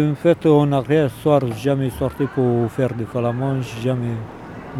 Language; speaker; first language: French; non-native, learner; Romanian